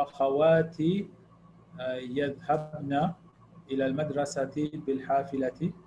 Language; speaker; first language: Arabic; non-native, learner; English